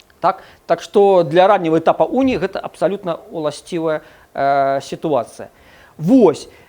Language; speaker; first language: Belarusian; non-native, local second language; Russian